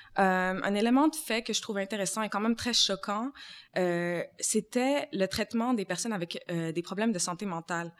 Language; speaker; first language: French; native; French